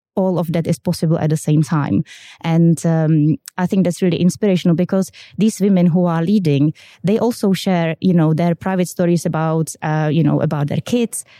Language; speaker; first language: English; non-native, fluent; Czech